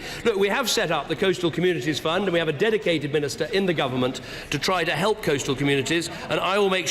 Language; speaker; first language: English; native; English